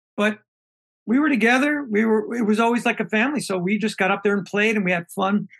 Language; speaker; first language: English; native; English